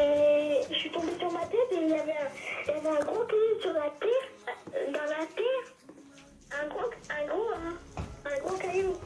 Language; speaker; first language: French; early bilingual, other home language; Turkish